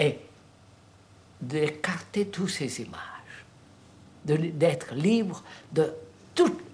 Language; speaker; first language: French; non-native, fluent; Telugu